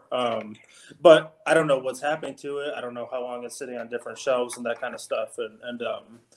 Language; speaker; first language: English; native; English